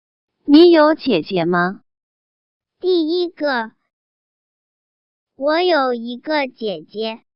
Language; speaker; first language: Chinese; non-native, learner; Swahili